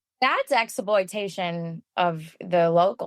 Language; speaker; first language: English; native; English